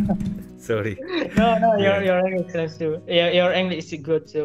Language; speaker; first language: English; non-native, learner; Indonesian